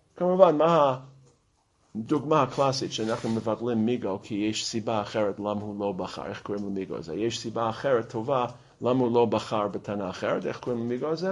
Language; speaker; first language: Hebrew; non-native, fluent; English